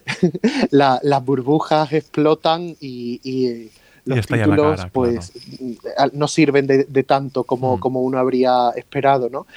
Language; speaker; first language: Spanish; native; Spanish